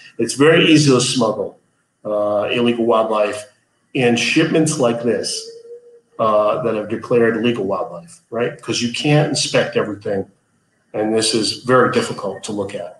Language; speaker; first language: English; native; English